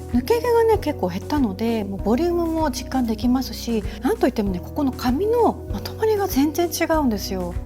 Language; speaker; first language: Japanese; native; Japanese